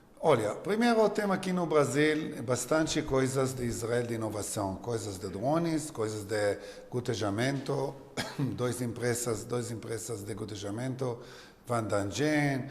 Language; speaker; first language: Portuguese; non-native, learner; Hebrew